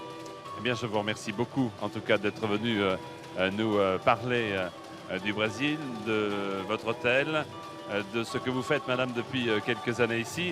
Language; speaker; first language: French; native; French